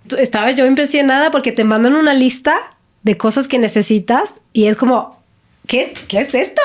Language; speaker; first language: Spanish; non-native, fluent; Swedish